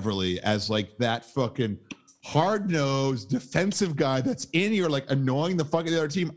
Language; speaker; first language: English; native; English